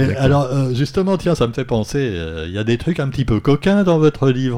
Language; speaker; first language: French; native; French